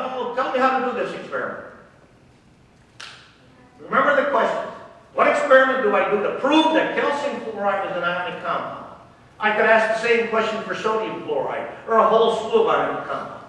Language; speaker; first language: English; native; English